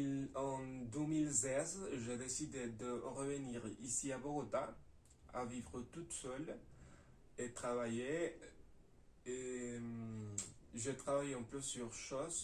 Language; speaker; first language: French; non-native, learner; Spanish